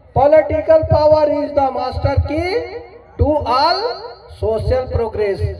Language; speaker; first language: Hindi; non-native, local second language; Gondi